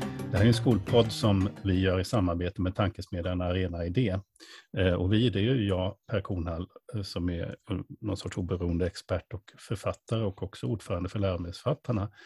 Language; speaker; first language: Swedish; native; Swedish